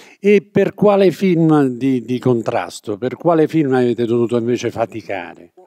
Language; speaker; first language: Italian; native; Italian